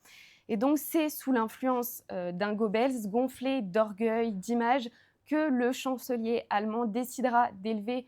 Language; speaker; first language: French; native; French